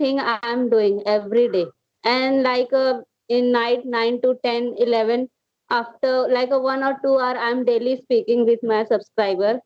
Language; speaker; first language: English; non-native, learner; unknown